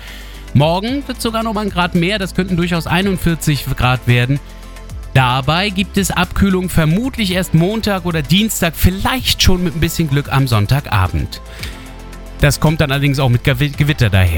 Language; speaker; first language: German; native; German